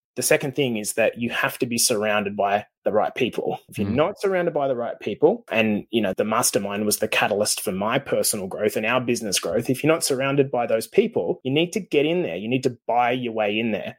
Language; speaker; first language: English; native; English